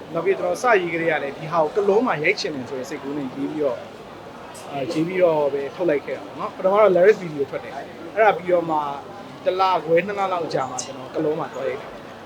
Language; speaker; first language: Burmese; native; Burmese